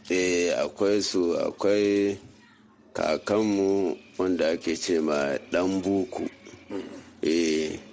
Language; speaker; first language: Hausa; native; Hausa